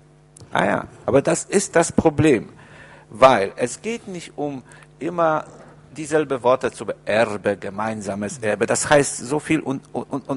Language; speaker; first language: German; non-native, fluent; Polish